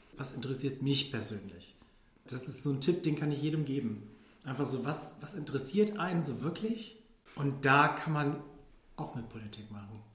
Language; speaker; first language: German; early bilingual, other home language; Filipino